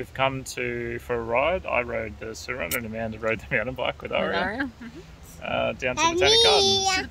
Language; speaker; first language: English; native; English